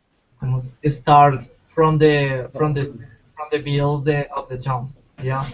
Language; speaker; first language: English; non-native, learner; Spanish